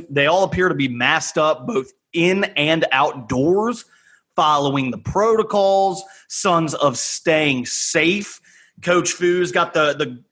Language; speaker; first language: English; native; English